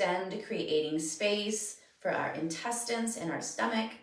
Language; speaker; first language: English; native; English